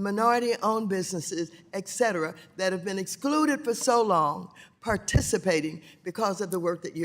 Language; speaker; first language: English; native; English